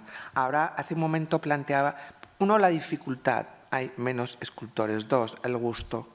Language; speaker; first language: Spanish; native; Spanish